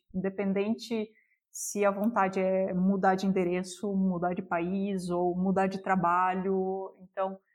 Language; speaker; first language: Portuguese; non-native, local second language; German